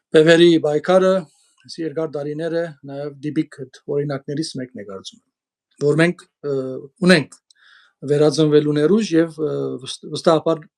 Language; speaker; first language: Armenian; early bilingual, heritage; Armenian